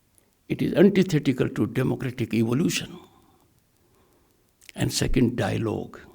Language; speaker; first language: English; non-native, local second language; Hindi